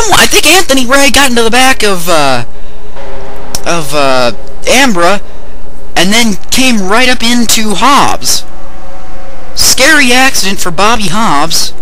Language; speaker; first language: English; native; English